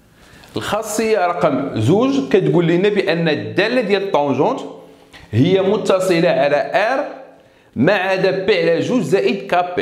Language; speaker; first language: Arabic; native; Arabic